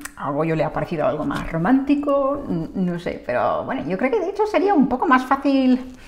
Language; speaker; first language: Spanish; non-native, fluent; English